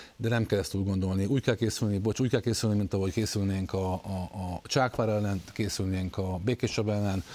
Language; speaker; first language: Hungarian; native; Hungarian